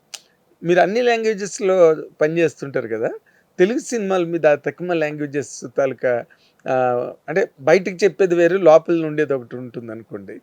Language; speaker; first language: Telugu; native; Telugu